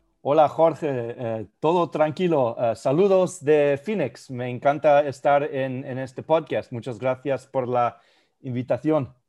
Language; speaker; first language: Spanish; non-native, fluent; German